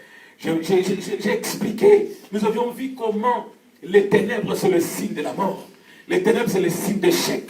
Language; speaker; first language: French; non-native, local second language; Lingala